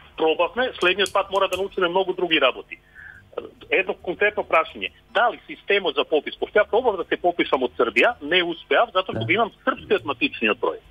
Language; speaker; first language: Macedonian; early bilingual, heritage; Macedonian